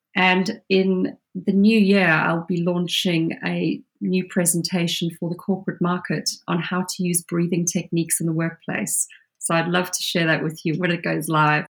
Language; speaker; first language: English; native; English